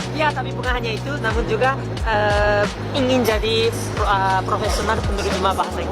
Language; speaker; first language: Indonesian; non-native, learner; Japanese